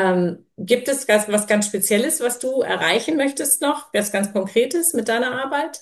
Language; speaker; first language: German; native; German